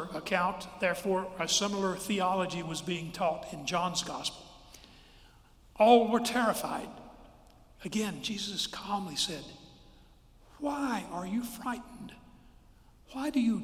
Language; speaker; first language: English; native; English